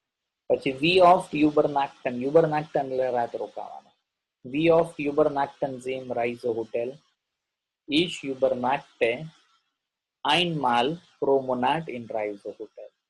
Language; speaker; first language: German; non-native, learner; Gujarati